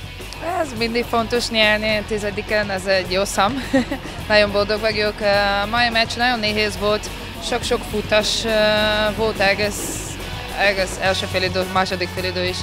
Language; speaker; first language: Hungarian; non-native, learner; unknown